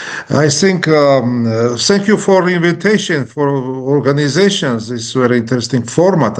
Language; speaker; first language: English; non-native, learner; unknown